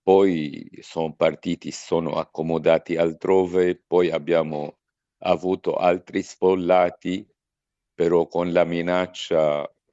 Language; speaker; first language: Italian; non-native, fluent; Arabic